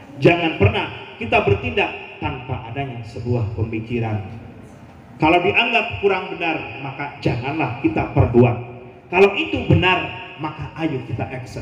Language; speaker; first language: Indonesian; non-native, local second language; Javanese